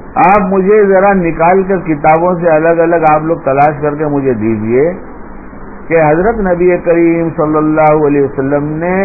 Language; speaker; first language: Urdu; native; Urdu